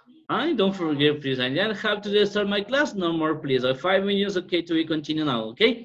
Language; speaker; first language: English; non-native, learner; Spanish